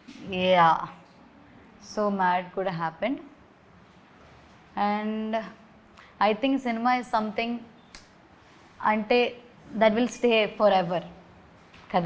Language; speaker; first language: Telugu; non-native, learner; Malayalam